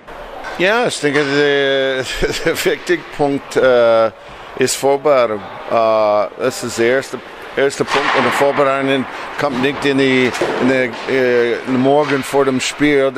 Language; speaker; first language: German; non-native, learner; English